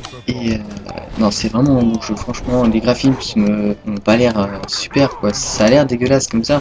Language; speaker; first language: French; native; French